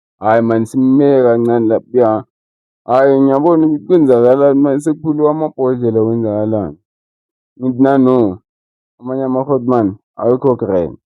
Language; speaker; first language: Zulu; non-native, local second language; Xhosa